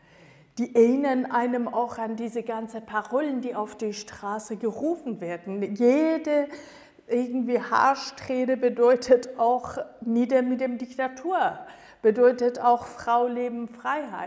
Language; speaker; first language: German; non-native, fluent; Persian